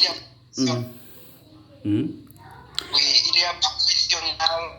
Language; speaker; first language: French; non-native, learner; Swahili